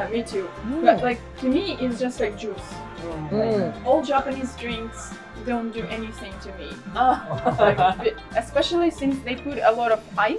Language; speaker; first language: English; non-native, fluent; Ukrainian